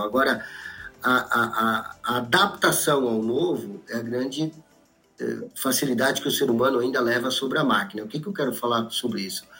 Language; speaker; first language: Portuguese; native; Portuguese